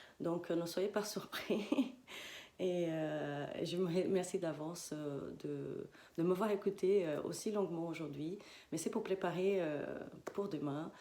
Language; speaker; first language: French; non-native, fluent; Spanish